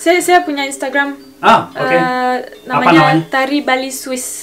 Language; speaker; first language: Indonesian; non-native, learner; French